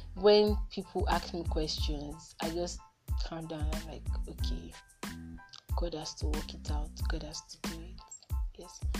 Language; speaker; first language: English; non-native, local second language; Yoruba